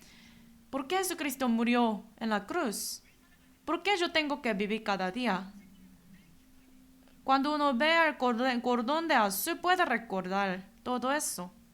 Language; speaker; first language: Spanish; non-native, fluent; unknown